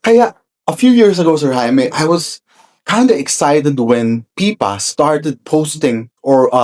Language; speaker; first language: English; non-native, local second language; Filipino